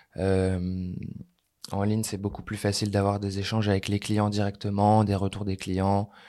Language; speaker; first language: French; native; French